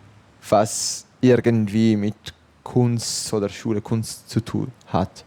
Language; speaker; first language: German; non-native, fluent; Italian